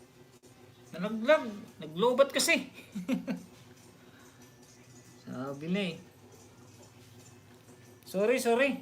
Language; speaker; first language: Filipino; non-native, local second language; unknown